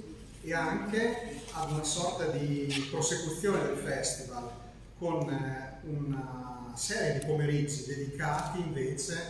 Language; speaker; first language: Italian; native; Italian